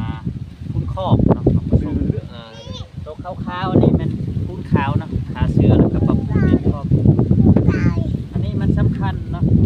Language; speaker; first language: Thai; non-native, local second language; Lao